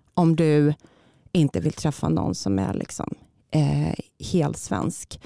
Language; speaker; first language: Swedish; early bilingual, other home language; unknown